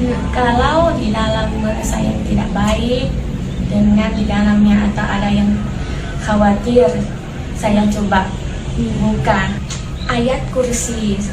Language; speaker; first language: Indonesian; non-native, learner; Thai